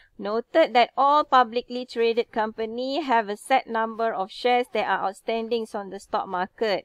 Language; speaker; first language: English; non-native, local second language; Malay